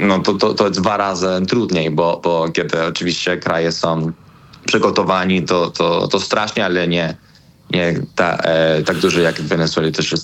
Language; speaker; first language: Polish; non-native, learner; Spanish